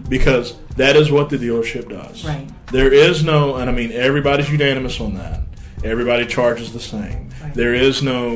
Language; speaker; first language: English; native; English